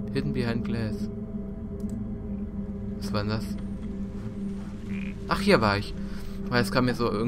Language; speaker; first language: German; native; German